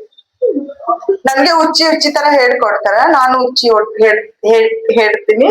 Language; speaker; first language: Kannada; non-native, learner; Hindi